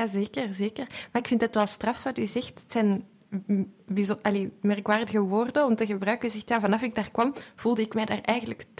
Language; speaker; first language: Dutch; native; Dutch